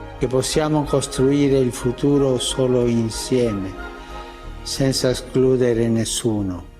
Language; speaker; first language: Italian; non-native, fluent; Spanish